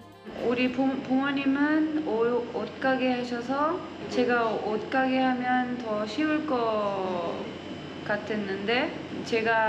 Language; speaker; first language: Korean; early bilingual, heritage; Korean